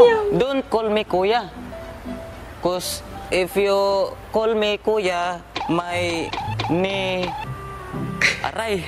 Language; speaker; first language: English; non-native, learner; Japanese